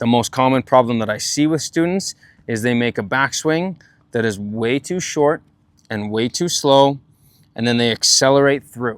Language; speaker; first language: English; native; English